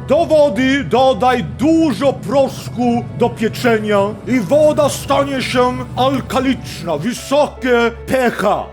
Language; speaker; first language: Polish; non-native, fluent; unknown